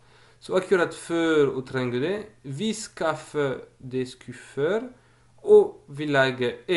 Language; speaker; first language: Norwegian; non-native, fluent; French